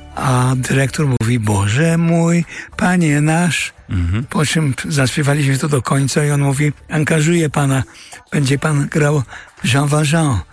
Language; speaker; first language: Polish; early bilingual, heritage; Polish